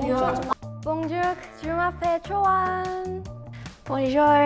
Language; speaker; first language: French; non-native, learner; Korean